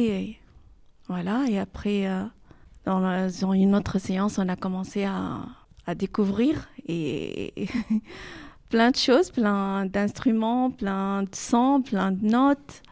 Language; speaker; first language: French; non-native, learner; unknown